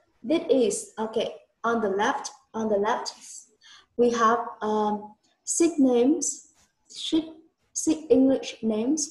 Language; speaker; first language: English; non-native, learner; Vietnamese